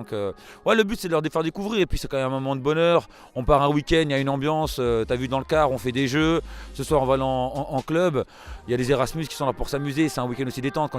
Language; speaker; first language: French; native; French